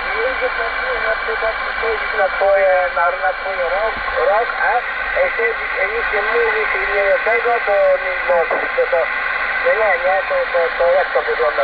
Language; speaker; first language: Polish; non-native, learner; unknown